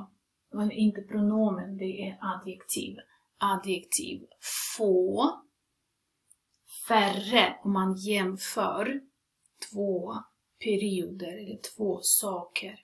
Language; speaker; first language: Swedish; non-native, fluent; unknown